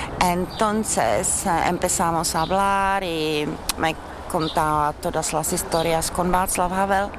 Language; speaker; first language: Spanish; non-native, learner; Czech